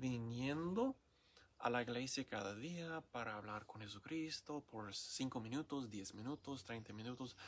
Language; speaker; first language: Spanish; non-native, learner; English